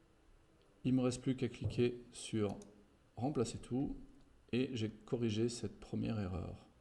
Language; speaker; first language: French; native; French